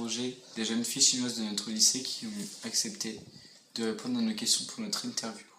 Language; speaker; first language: French; native; French